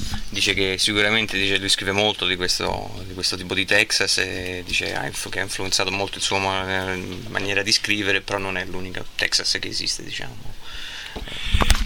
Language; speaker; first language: Italian; native; Italian